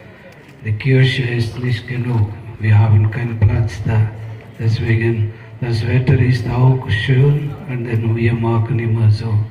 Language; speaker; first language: German; non-native, fluent; Telugu